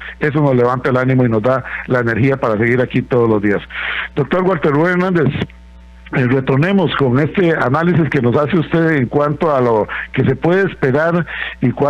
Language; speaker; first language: Spanish; native; Spanish